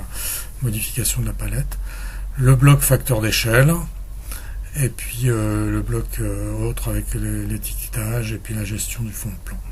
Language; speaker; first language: French; native; French